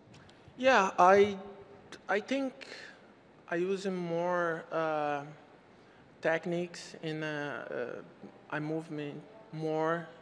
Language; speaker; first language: English; non-native, learner; Portuguese